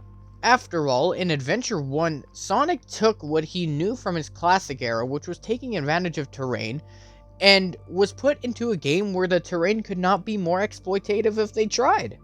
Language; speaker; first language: English; native; English